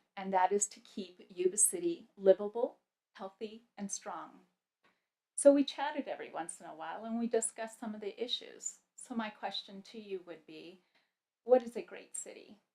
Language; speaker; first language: English; early bilingual, other home language; Punjabi